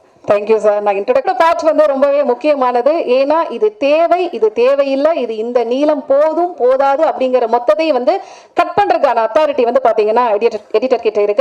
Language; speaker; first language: Tamil; native; Tamil